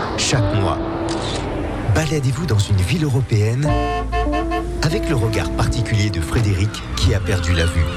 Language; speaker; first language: French; native; French